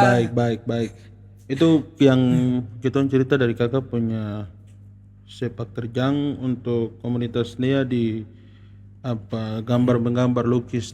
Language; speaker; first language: Malay; native; Malay